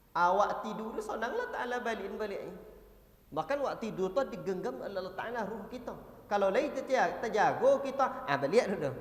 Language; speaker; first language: Malay; non-native, local second language; Minangkabau